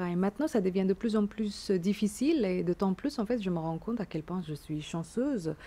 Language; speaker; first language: French; non-native, fluent; Indonesian